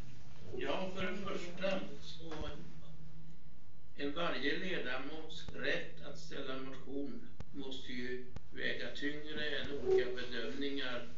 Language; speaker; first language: Swedish; native; Swedish